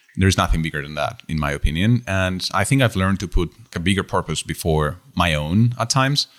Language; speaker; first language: English; non-native, fluent; Spanish